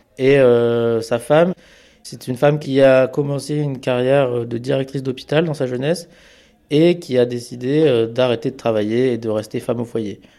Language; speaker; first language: French; early bilingual, other home language; Amharic